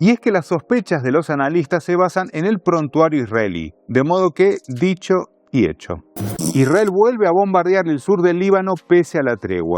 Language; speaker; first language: Spanish; native; Spanish